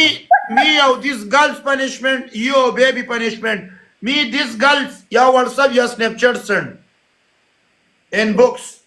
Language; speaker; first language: English; non-native, learner; Pashto